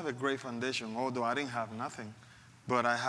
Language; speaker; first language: English; non-native, fluent; Spanish